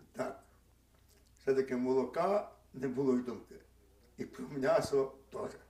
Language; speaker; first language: Ukrainian; native; Ukrainian